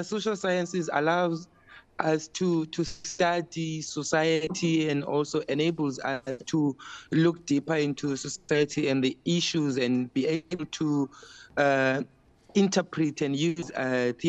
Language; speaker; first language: English; non-native, local second language; Xhosa